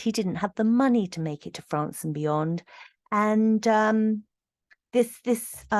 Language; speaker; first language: English; native; English